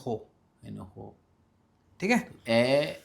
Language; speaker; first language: Spanish; non-native, learner; Hindi